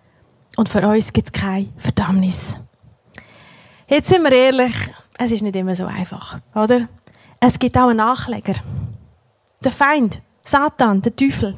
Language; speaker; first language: German; native; German